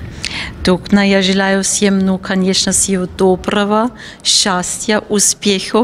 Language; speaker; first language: Russian; non-native, fluent; German